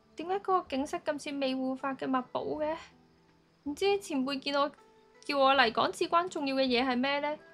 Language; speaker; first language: Cantonese; early bilingual, heritage; Cantonese